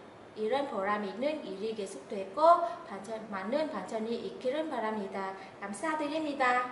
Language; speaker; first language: Korean; non-native, learner; Vietnamese